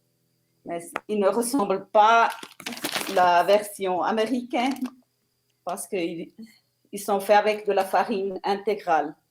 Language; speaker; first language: French; non-native, local second language; Italian